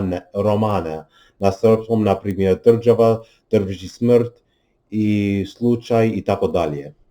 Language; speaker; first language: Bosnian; non-native, learner; English